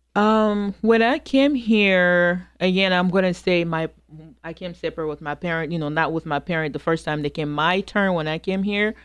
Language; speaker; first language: English; non-native, fluent; French